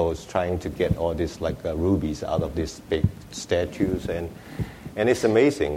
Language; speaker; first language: English; non-native, local second language; Wu Chinese